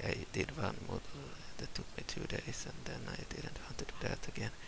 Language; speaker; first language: English; non-native, fluent; Swedish